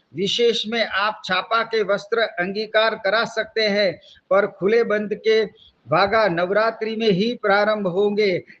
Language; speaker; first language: Hindi; non-native, local second language; Gujarati